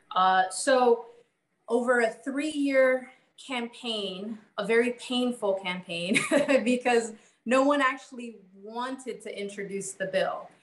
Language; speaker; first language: English; native; English